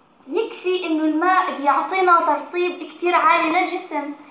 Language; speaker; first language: Arabic; native; Arabic